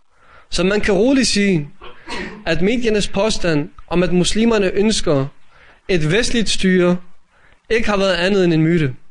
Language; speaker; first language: Danish; native; Danish